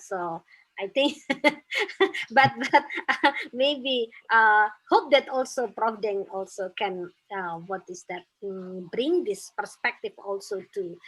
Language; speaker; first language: English; non-native, fluent; Indonesian